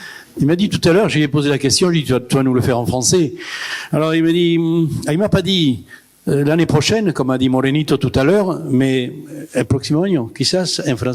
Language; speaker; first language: French; native; French